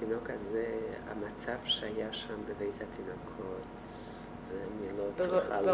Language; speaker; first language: Hebrew; non-native, fluent; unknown